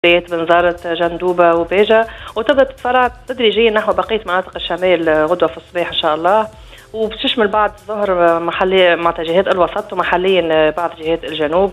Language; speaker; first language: Arabic; native; Arabic